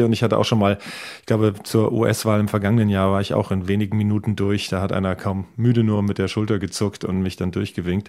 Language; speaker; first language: German; native; German